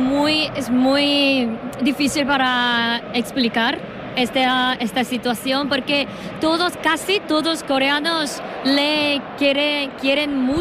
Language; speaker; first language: Spanish; non-native, learner; Korean